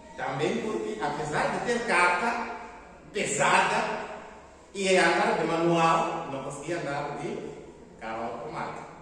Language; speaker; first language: Portuguese; non-native, local second language; Tsonga